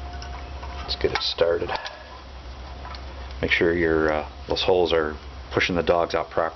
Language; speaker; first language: English; native; English